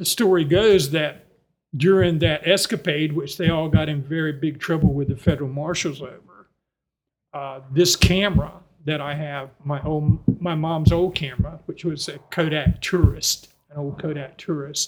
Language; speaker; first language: English; native; English